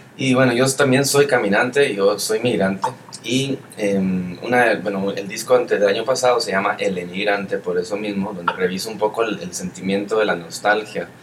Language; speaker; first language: Spanish; native; Spanish